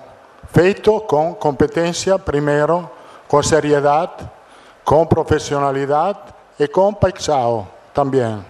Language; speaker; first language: Portuguese; non-native, fluent; Italian